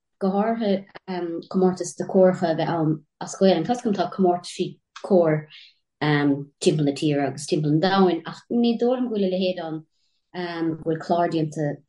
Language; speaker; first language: Irish; native; Irish